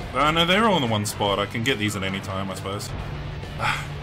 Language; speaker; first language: English; native; English